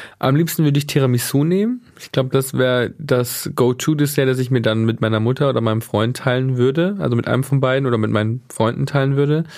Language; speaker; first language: German; native; German